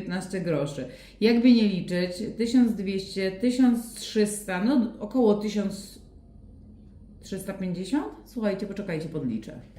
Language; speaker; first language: Polish; native; Polish